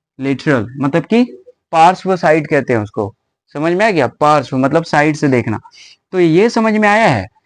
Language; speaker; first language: Hindi; native; Hindi